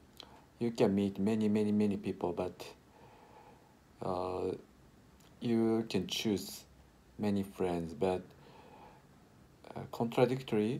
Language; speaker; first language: English; non-native, learner; Japanese